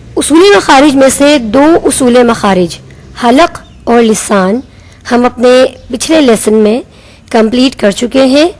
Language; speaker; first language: Urdu; native; Urdu